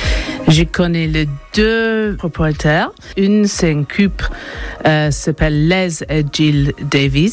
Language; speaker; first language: French; non-native, learner; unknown